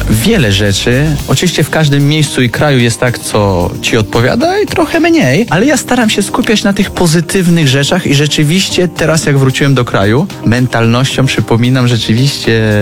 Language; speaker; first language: Polish; non-native, fluent; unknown